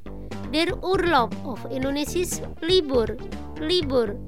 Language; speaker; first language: German; non-native, fluent; Indonesian